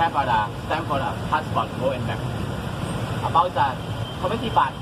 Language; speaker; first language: English; non-native, learner; Thai